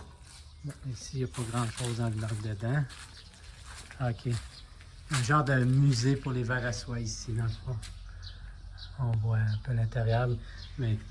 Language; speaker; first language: French; native; French